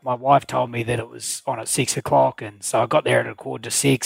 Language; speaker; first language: English; native; English